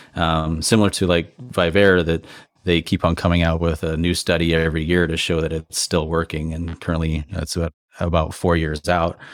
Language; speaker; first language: English; native; English